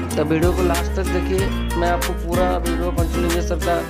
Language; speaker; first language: Hindi; non-native, local second language; Odia